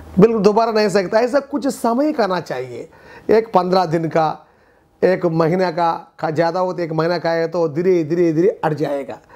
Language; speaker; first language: Hindi; non-native, local second language; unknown